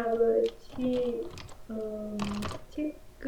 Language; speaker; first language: Korean; non-native, learner; Vietnamese